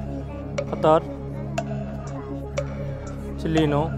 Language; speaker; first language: English; non-native, local second language; Telugu